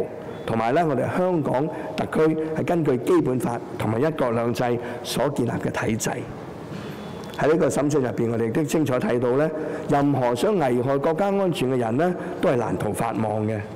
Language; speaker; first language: Chinese; non-native, local second language; Cantonese